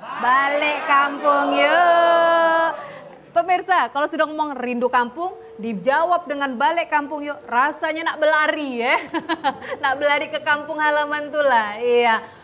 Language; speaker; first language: Indonesian; native; Indonesian